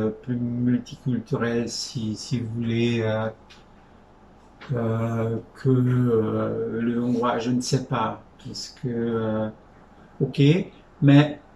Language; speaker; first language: French; non-native, fluent; Hungarian